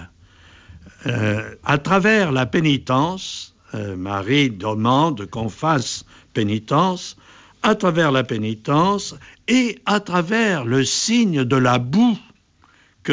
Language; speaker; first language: French; native; French